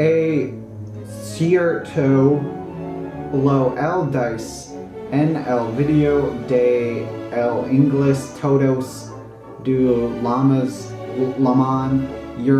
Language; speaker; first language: Spanish; non-native, learner; English